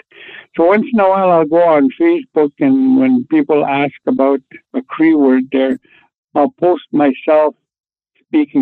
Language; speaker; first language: English; non-native, fluent; Cree